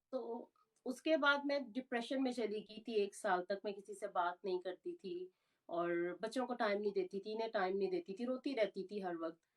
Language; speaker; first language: Urdu; native; Urdu